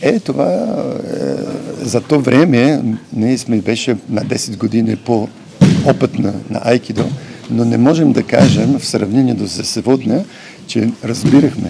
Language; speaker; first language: Bulgarian; non-native, learner; Polish